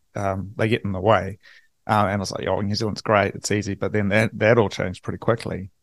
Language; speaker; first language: English; native; English